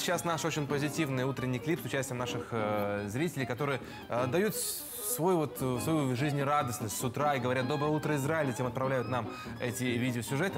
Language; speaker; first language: Russian; native; Russian